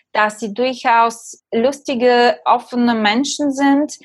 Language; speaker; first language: German; non-native, fluent; Bulgarian